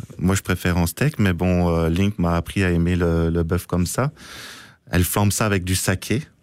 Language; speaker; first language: French; native; French